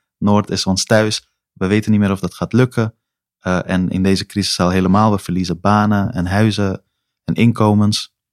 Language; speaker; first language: Dutch; early bilingual, other home language; Persian